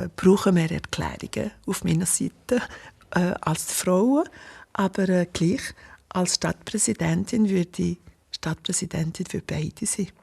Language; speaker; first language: German; non-native, local second language; French